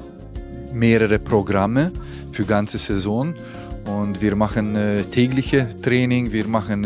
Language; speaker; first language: German; non-native, fluent; Hungarian